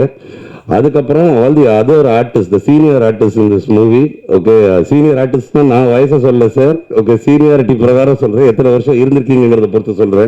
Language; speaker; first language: Tamil; native; Tamil